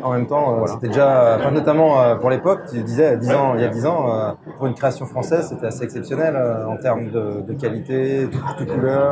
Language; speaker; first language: French; native; French